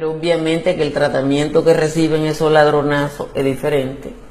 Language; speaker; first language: Spanish; native; Spanish